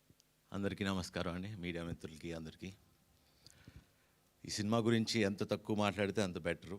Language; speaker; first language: Telugu; native; Telugu